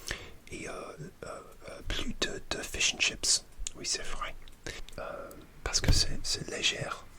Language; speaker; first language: French; non-native, learner; English